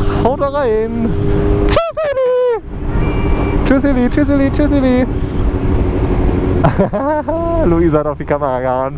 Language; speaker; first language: German; native; German